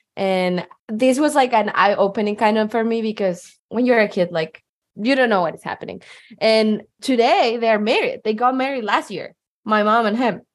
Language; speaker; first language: English; non-native, fluent; Spanish